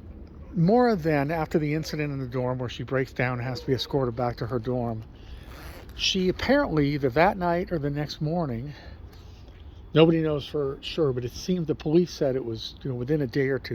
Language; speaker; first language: English; native; English